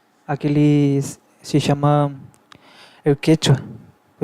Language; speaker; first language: Portuguese; non-native, learner; Spanish